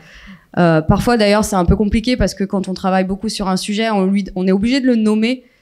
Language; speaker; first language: French; native; French